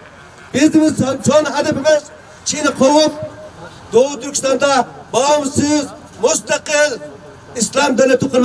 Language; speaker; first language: Turkish; non-native, fluent; Uyghur